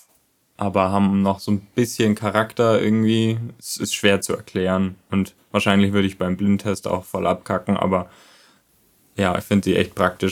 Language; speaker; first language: German; native; German